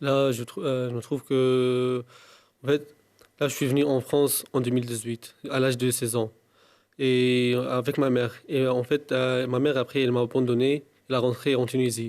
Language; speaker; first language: French; non-native, local second language; Arabic